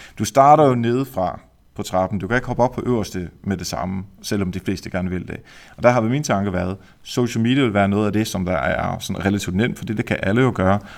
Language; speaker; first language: Danish; native; Danish